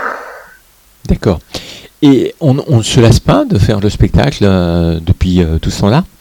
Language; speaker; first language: French; native; French